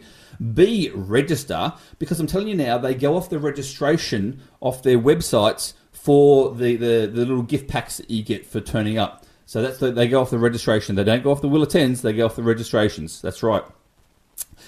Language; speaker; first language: English; native; English